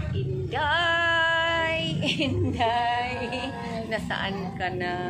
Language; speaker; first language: Filipino; non-native, local second language; Cebuano